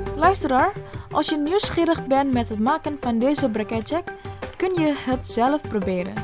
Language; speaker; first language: Dutch; non-native, fluent; Indonesian